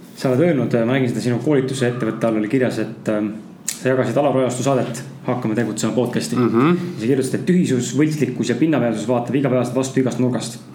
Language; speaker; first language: Estonian; native; Estonian